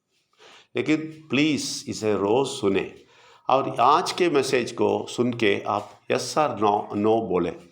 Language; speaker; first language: Hindi; non-native, local second language; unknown